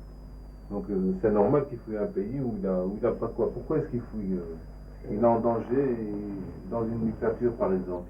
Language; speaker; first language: French; native; French